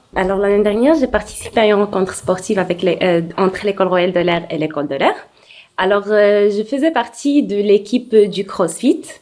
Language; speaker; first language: French; non-native, local second language; Arabic